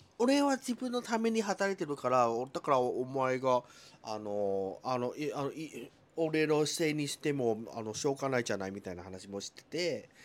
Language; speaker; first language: Japanese; non-native, fluent; Chinese